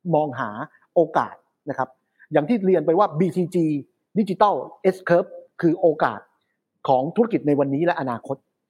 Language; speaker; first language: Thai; native; Thai